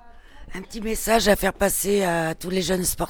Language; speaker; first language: French; native; French